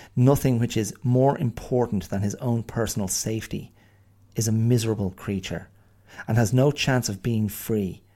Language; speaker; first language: English; native; English